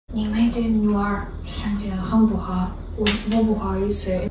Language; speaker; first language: Chinese; non-native, learner; Ukrainian